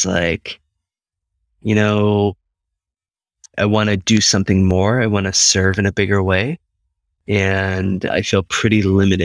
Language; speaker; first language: English; native; English